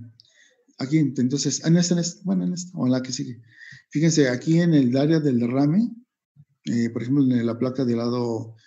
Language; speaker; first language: Spanish; native; Spanish